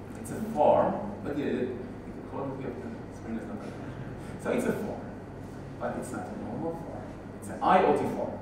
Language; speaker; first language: English; non-native, fluent; Persian